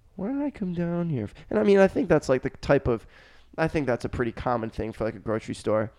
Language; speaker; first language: English; native; English